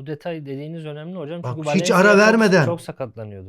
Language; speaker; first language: Turkish; native; Turkish